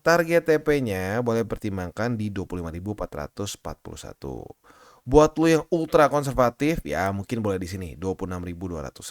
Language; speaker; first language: Indonesian; native; Indonesian